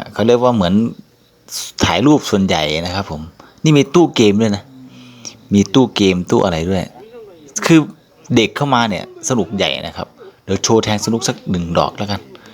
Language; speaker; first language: Thai; native; Thai